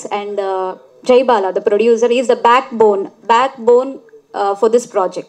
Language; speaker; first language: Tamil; non-native, local second language; Kannada